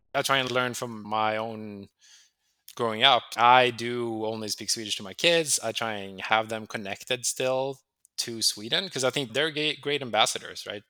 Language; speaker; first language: English; non-native, fluent; Swedish